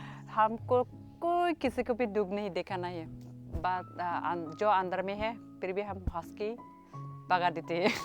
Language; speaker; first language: Hindi; non-native, local second language; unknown